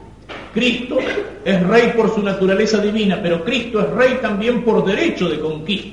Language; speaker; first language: Spanish; native; Spanish